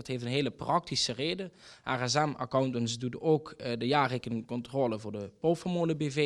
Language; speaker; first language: Dutch; native; Dutch